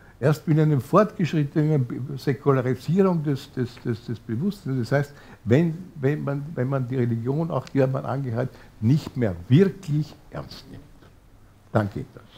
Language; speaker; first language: German; native; German